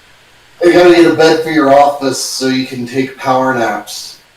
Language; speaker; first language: English; native; English